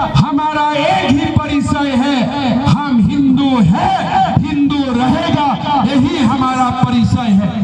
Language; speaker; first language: Hindi; non-native, local second language; Assamese